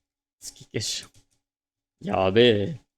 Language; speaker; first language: Japanese; non-native, learner; English